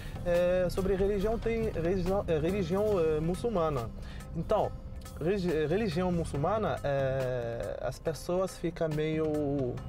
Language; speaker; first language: Portuguese; non-native, learner; Arabic